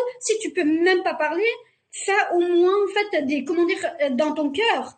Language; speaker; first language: French; non-native, fluent; Uyghur